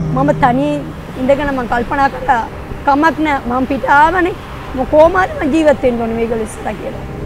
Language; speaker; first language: Sinhala; non-native, local second language; Tamil